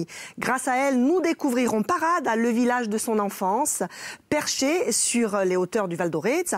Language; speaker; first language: French; native; French